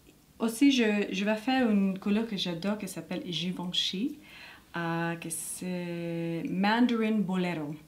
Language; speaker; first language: French; non-native, learner; English